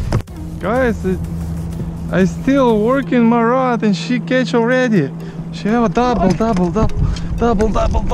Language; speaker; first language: English; non-native, learner; Ukrainian